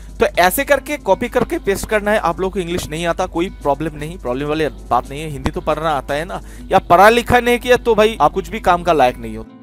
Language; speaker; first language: Hindi; non-native, local second language; Bangla